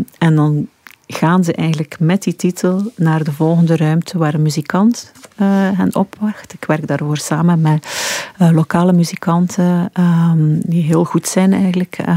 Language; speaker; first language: Dutch; native; Dutch